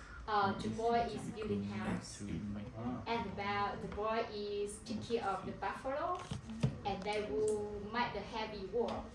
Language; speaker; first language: English; non-native, learner; Hmong